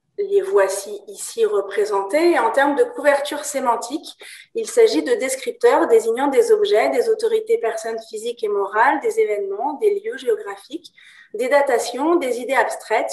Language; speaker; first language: French; native; French